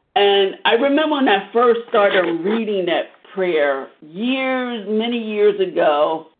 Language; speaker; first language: English; native; English